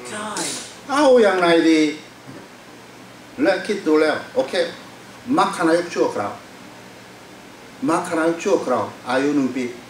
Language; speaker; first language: Thai; non-native, fluent; Korean